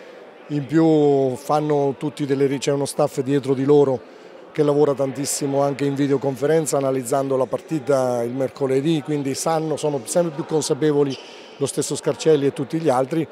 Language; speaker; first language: Italian; native; Italian